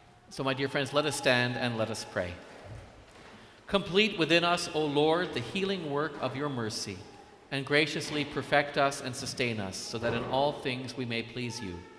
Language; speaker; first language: English; native; English